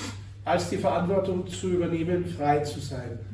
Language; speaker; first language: German; native; German